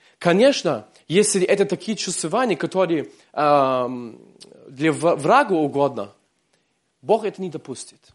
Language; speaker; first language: Russian; early bilingual, heritage; Russian